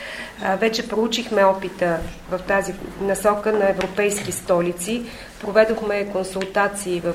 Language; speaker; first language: Bulgarian; native; Bulgarian